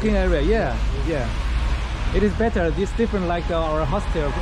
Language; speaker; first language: English; non-native, learner; Chinese